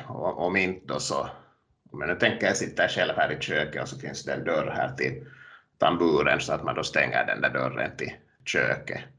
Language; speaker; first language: Swedish; native; Swedish